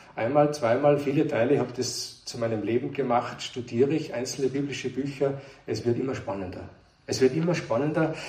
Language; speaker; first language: German; native; German